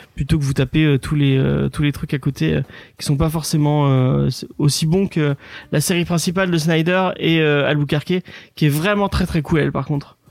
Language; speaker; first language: French; early bilingual, other home language; English